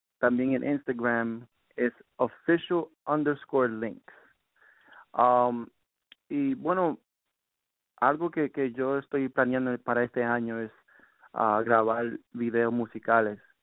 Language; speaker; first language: Spanish; early bilingual, heritage; Spanish